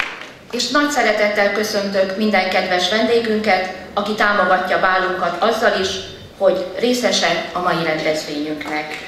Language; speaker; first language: Hungarian; native; Hungarian